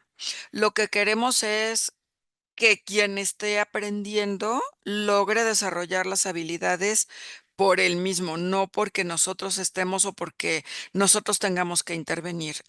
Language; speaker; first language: Spanish; native; Spanish